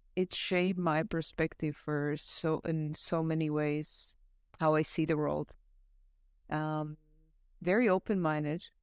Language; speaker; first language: English; non-native, fluent; Slovak